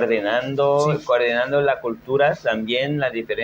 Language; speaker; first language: Spanish; non-native, fluent; Portuguese